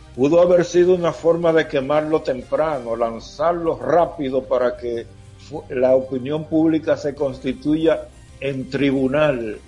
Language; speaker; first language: Spanish; native; Spanish